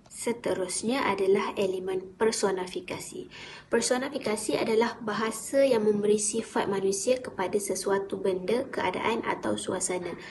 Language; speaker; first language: Malay; native; Malay